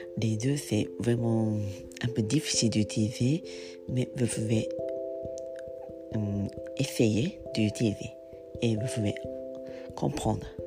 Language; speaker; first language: French; non-native, learner; Japanese